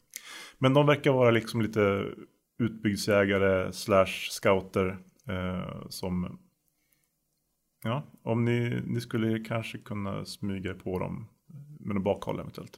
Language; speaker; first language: Swedish; native; Swedish